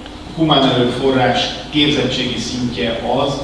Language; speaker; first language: Hungarian; native; Hungarian